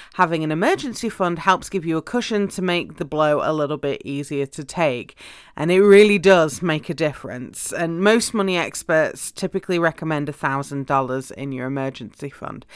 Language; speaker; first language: English; native; English